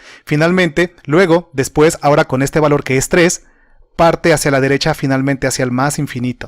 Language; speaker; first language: Spanish; native; Spanish